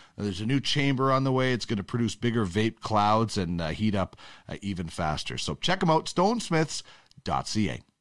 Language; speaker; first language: English; native; English